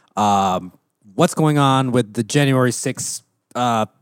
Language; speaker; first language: English; early bilingual, other home language; Filipino